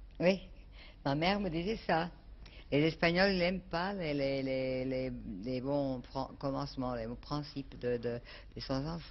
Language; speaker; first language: French; non-native, fluent; Portuguese